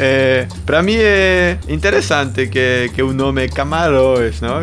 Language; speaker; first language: Portuguese; non-native, learner; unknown